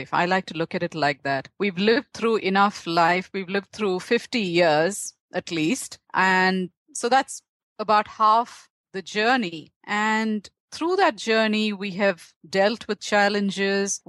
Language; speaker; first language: English; non-native, local second language; Tamil